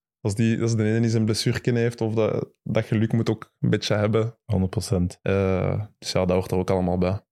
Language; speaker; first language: Dutch; early bilingual, other home language; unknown